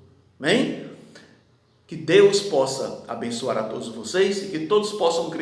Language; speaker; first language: Portuguese; native; Portuguese